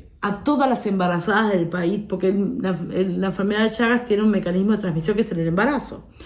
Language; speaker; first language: Spanish; native; Spanish